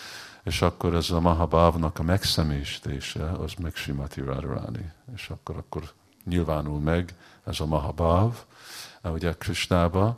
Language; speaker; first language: Hungarian; early bilingual, heritage; Hungarian